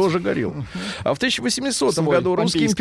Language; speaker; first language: Russian; native; Russian